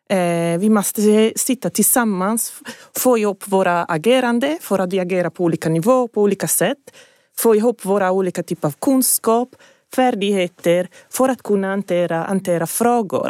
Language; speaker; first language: Swedish; non-native, fluent; Italian